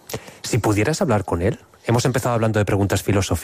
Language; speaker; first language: Spanish; native; Spanish